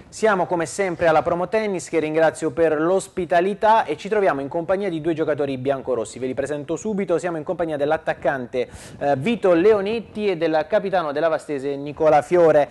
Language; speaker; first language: Italian; native; Italian